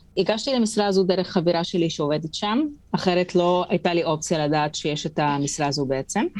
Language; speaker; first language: Hebrew; non-native, local second language; Arabic